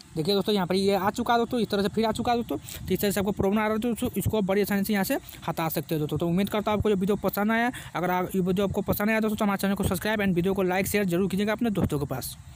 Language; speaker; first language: Hindi; native; Hindi